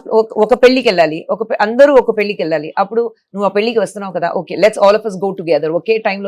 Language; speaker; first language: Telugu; non-native, local second language; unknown